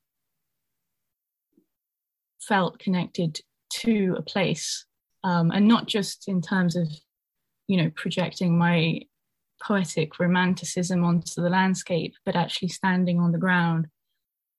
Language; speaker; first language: English; native; English